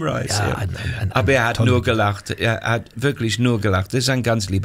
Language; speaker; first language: German; non-native, fluent; English